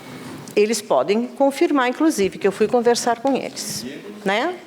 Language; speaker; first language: Portuguese; native; Portuguese